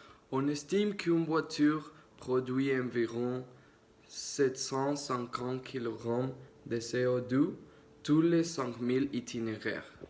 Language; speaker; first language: French; non-native, learner; Spanish